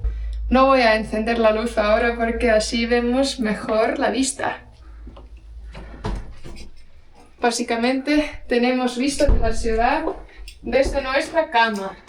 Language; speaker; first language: Spanish; non-native, fluent; Estonian